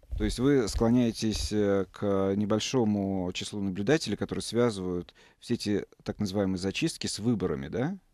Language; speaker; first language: Russian; native; Russian